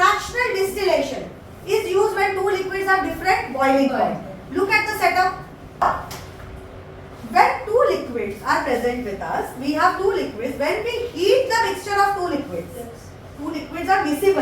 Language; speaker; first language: English; non-native, local second language; Hindi